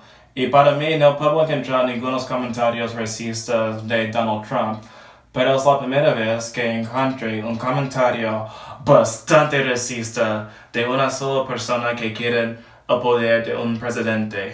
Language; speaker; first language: Spanish; non-native, learner; English